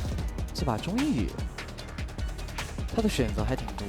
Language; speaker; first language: Chinese; native; Chinese